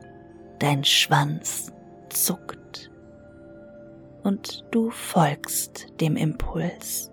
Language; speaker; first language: German; native; German